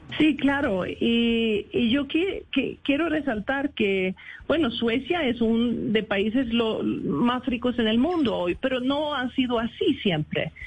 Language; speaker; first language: Spanish; non-native, fluent; Swedish